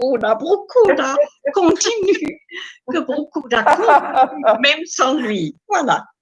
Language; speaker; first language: French; non-native, fluent; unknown